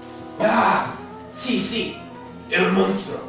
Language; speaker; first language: Spanish; non-native, learner; English